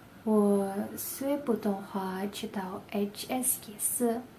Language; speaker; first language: Chinese; non-native, learner; Indonesian